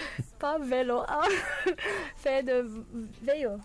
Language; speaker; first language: French; non-native, learner; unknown